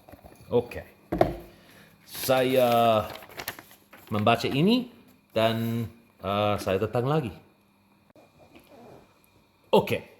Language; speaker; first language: Indonesian; non-native, learner; English